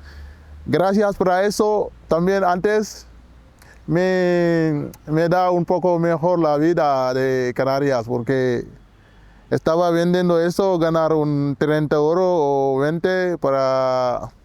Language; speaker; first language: Spanish; non-native, learner; Wolof